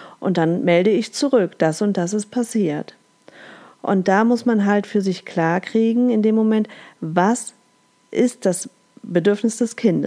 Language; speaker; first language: German; native; German